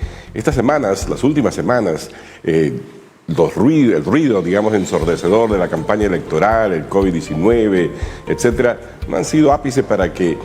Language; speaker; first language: Spanish; native; Spanish